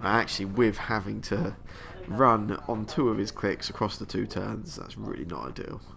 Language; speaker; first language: English; native; English